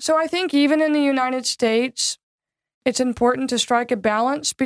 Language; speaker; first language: English; native; English